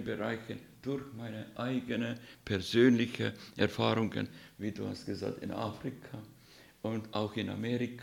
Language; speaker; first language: German; non-native, fluent; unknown